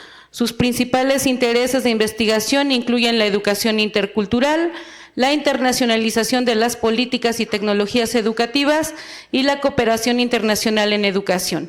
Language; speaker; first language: Spanish; native; Spanish